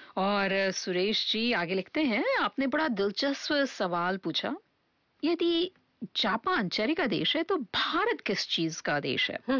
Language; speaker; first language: Hindi; native; Hindi